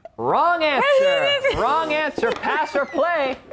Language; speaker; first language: English; native; English